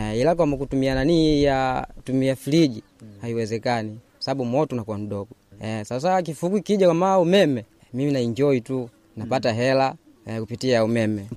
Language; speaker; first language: Swahili; non-native, local second language; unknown